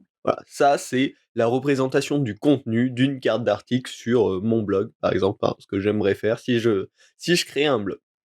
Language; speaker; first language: French; native; French